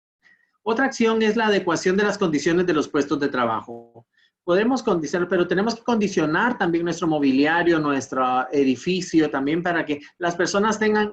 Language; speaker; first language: Spanish; native; Spanish